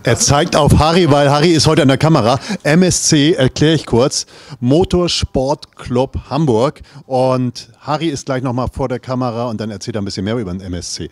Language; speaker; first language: German; native; German